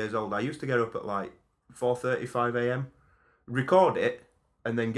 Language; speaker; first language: English; native; English